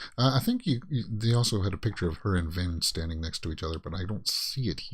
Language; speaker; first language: English; native; English